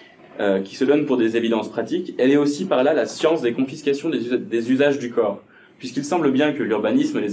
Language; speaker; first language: French; native; French